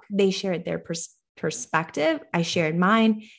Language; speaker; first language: English; early bilingual, other home language; Persian